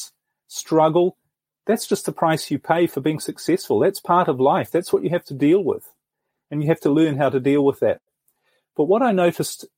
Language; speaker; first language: English; native; English